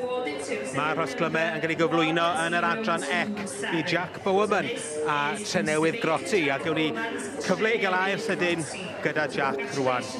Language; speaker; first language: Welsh; native; Welsh